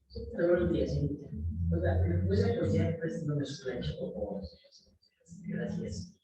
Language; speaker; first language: Spanish; native; Spanish